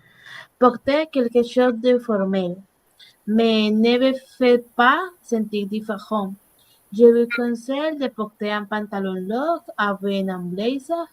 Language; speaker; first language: French; non-native, learner; Spanish